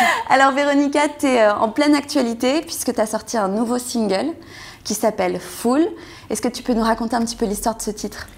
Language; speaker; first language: French; native; French